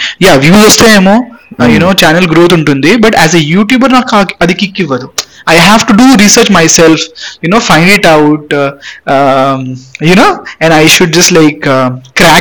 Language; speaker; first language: Telugu; non-native, local second language; Hindi